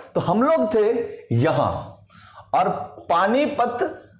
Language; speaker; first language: Hindi; native; Hindi